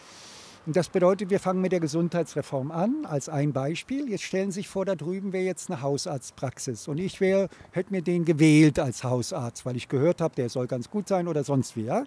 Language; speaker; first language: German; native; German